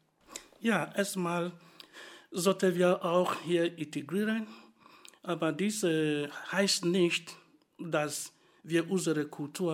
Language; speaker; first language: German; non-native, fluent; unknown